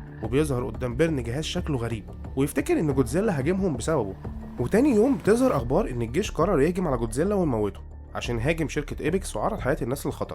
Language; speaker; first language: Arabic; native; Arabic